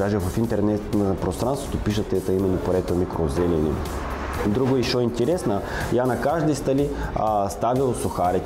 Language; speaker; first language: Russian; non-native, learner; Bulgarian